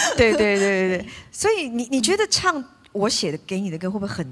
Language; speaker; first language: Chinese; native; Chinese